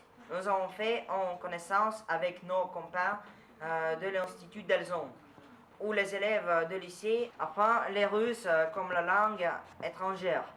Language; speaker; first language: French; non-native, learner; Russian